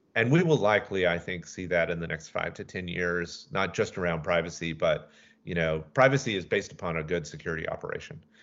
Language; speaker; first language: English; native; English